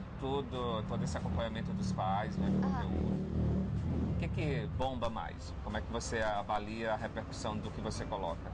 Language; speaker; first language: Portuguese; native; Portuguese